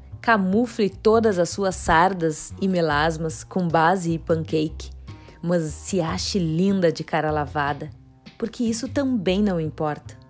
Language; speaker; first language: Portuguese; native; Portuguese